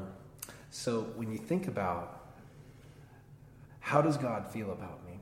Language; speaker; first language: English; native; English